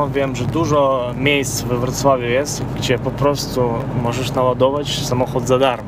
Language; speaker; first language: Polish; non-native, fluent; Ukrainian